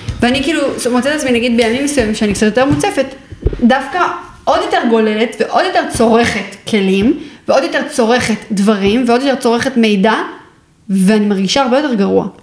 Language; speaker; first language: Hebrew; native; Hebrew